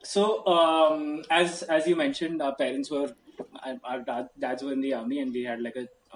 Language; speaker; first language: English; non-native, local second language; Hindi